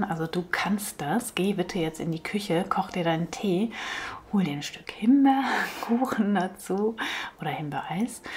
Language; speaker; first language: German; native; German